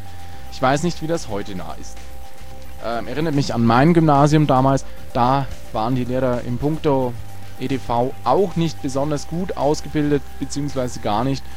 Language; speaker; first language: German; native; German